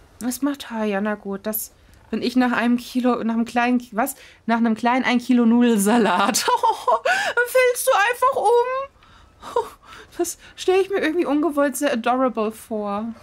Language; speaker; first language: German; native; German